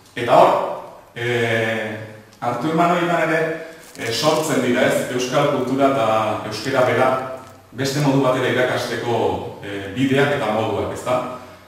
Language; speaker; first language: Basque; native; Basque